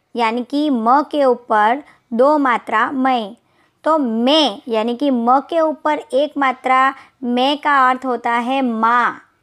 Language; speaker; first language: Hindi; non-native, local second language; Gujarati